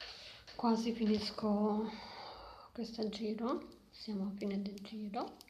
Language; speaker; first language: Italian; non-native, learner; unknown